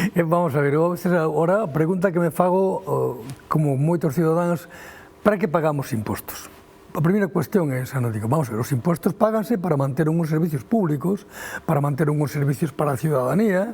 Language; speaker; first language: Galician; native; Galician